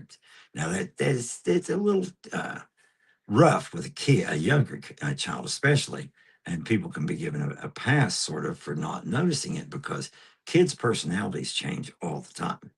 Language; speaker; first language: English; native; English